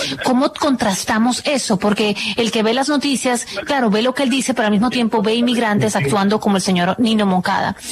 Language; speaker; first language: Spanish; native; Spanish